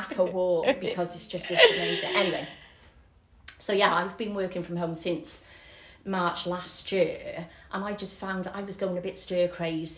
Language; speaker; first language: English; native; English